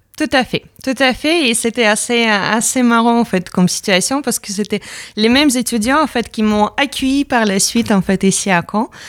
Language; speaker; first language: French; non-native, fluent; Latvian